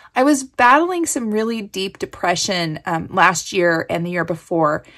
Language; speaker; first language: English; native; English